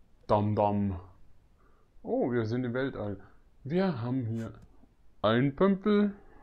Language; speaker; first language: German; native; German